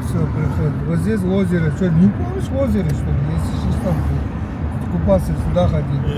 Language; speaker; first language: Russian; non-native, local second language; Uzbek